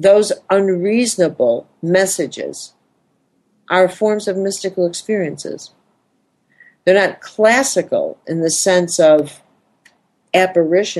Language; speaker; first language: English; native; English